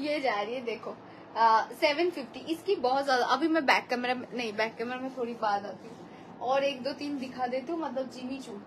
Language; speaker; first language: Hindi; non-native, local second language; Bangla